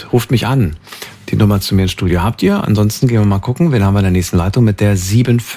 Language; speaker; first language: German; native; German